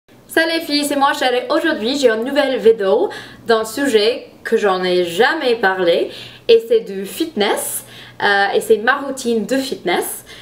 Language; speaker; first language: French; non-native, fluent; English